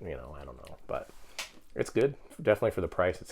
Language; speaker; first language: English; native; English